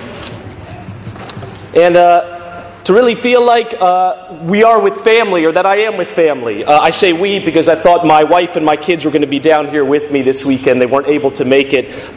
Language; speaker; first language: English; native; English